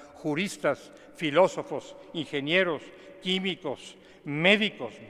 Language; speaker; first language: Spanish; native; Spanish